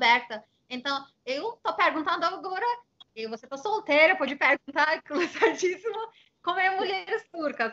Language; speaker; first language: Portuguese; non-native, fluent; Turkish